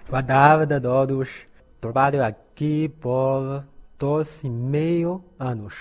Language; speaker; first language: Portuguese; non-native, learner; Chinese